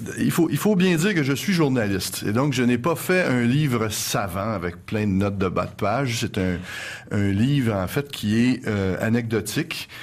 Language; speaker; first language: French; native; French